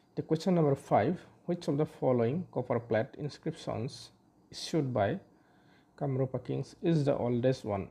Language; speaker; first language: English; non-native, local second language; Assamese